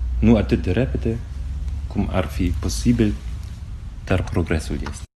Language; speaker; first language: Romanian; non-native, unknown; German